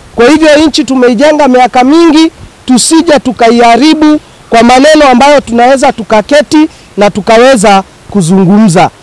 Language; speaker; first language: Swahili; native; Swahili